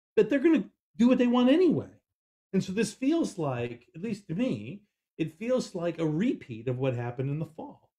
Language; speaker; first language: English; native; English